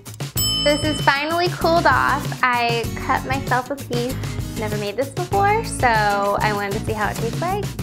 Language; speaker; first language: English; native; English